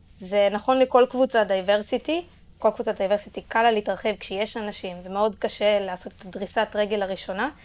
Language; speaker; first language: Hebrew; native; Hebrew